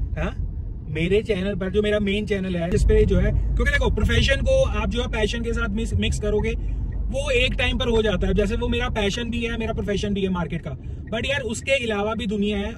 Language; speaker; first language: Hindi; non-native, local second language; Punjabi